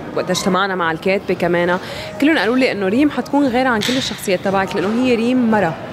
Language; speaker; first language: Arabic; non-native, fluent; English